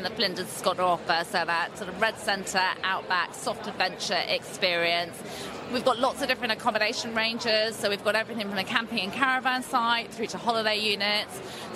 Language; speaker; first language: English; native; English